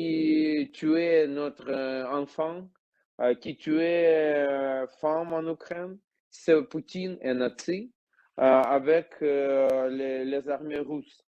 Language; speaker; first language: French; non-native, learner; Ukrainian